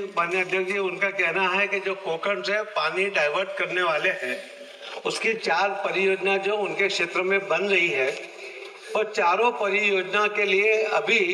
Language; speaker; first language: Hindi; non-native, local second language; Marathi